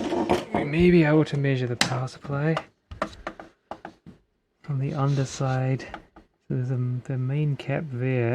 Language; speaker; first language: English; native; English